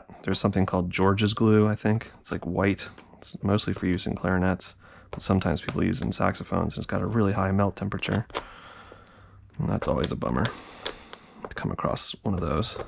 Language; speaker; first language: English; native; English